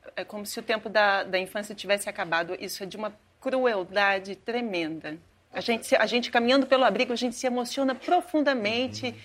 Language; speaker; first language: Portuguese; native; Portuguese